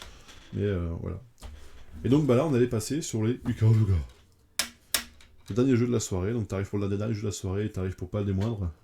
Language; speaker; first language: French; native; French